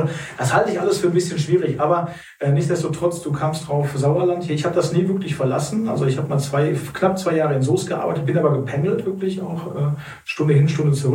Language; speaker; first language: German; native; German